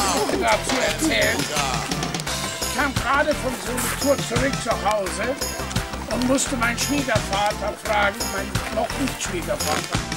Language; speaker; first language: German; non-native, fluent; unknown